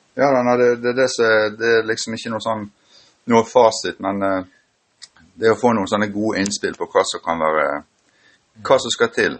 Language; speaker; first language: Norwegian; native; Norwegian